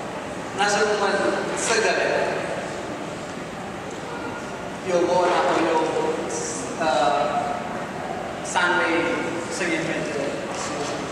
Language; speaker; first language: Chinese; non-native, fluent; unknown